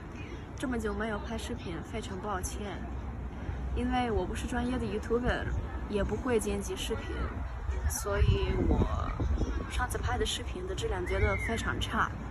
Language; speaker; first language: Chinese; non-native, fluent; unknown